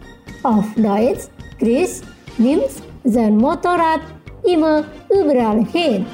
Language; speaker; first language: German; non-native, local second language; Indonesian